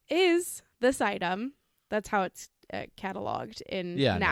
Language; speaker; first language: English; native; English